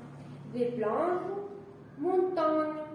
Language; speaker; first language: French; non-native, learner; Spanish